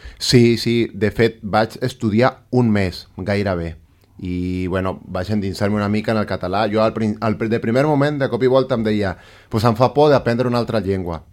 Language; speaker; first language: Catalan; non-native, fluent; Spanish